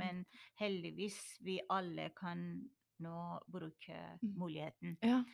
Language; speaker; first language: Norwegian; non-native, learner; Persian